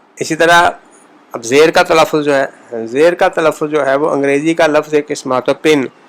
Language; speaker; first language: Urdu; native; Urdu